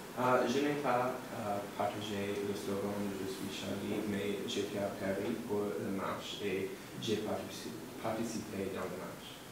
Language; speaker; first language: French; non-native, learner; English